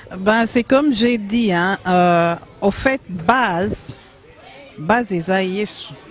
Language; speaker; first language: French; non-native, local second language; Lingala